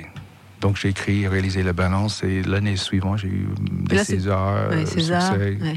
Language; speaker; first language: French; non-native, fluent; English